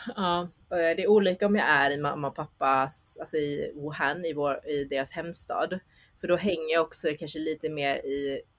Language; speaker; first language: Swedish; early bilingual, other home language; Chinese